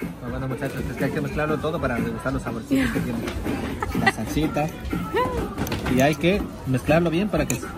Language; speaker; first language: Spanish; native; Spanish